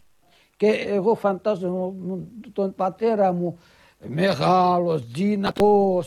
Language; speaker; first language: Greek; early bilingual, heritage; Greek